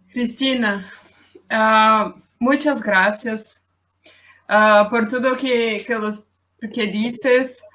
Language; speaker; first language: Spanish; non-native, learner; Portuguese